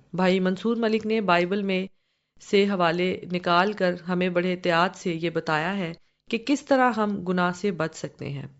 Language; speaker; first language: Urdu; non-native, local second language; Punjabi